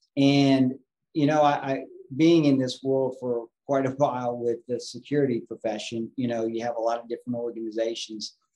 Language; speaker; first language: English; native; English